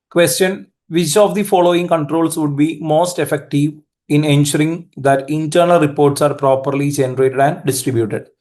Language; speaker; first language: English; non-native, local second language; Malayalam